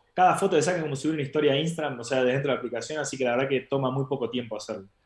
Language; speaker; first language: Spanish; native; Spanish